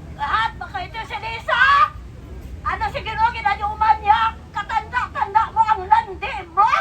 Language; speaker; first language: Filipino; non-native, local second language; Cebuano